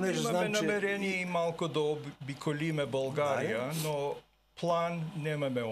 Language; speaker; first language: Bulgarian; early bilingual, heritage; Bulgarian